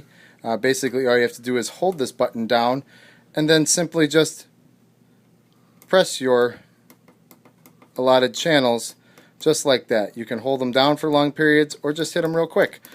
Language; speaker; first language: English; native; English